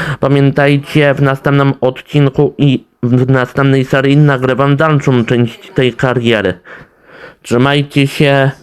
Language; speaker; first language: Polish; native; Polish